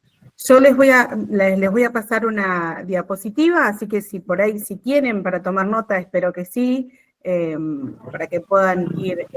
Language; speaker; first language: Spanish; native; Spanish